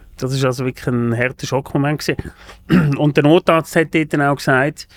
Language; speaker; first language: German; native; German